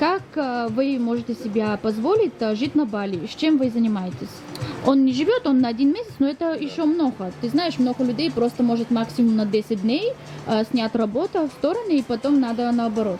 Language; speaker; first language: Russian; non-native, learner; Bulgarian